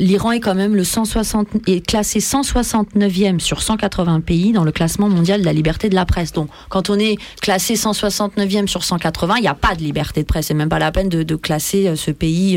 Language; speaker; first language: French; early bilingual, other home language; Persian